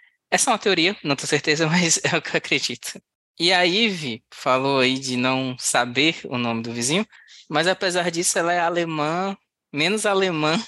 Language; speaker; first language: Portuguese; native; Portuguese